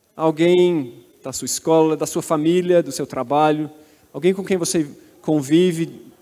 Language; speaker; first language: Portuguese; non-native, fluent; English